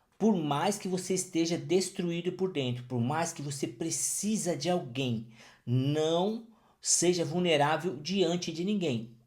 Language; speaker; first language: Portuguese; native; Portuguese